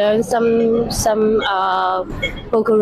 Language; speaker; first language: English; non-native, learner; Cantonese